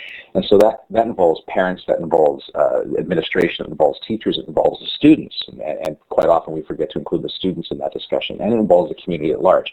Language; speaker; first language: English; native; English